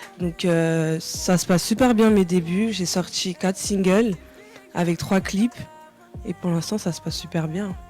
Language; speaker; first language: French; early bilingual, other home language; Wolof